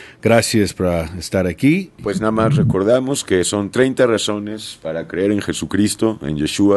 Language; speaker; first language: Spanish; non-native, learner; English